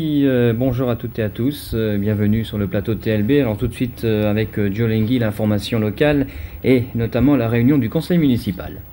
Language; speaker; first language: French; native; French